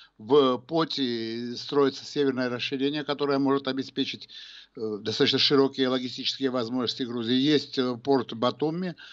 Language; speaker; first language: Russian; non-native, local second language; Georgian